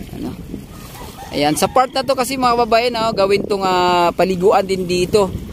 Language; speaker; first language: Filipino; non-native, local second language; Cebuano